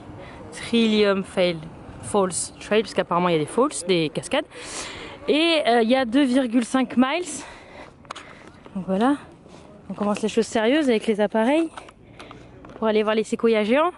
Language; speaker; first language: French; native; French